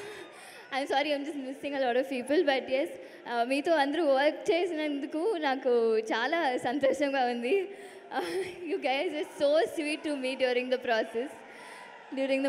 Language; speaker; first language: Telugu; non-native, learner; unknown